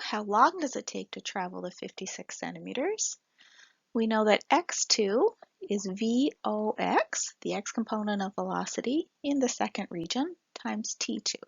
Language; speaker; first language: English; native; English